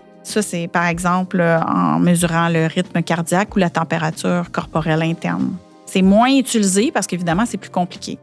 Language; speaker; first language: French; native; French